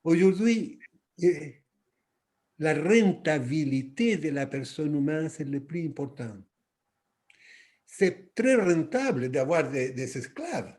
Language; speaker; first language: French; non-native, fluent; Spanish